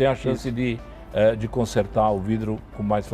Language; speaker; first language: Portuguese; native; Portuguese